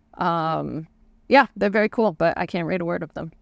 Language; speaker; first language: English; native; English